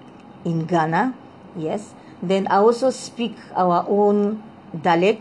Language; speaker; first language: English; non-native, fluent; Lingala